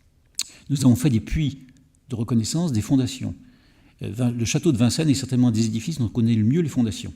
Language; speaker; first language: French; native; French